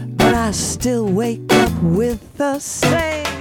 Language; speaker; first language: English; native; English